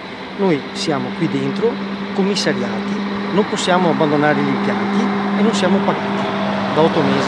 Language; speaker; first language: Italian; native; Italian